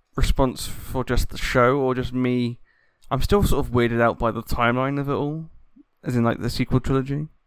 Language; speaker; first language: English; native; English